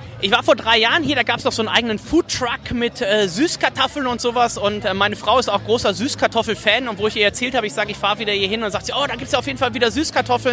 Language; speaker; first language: German; native; German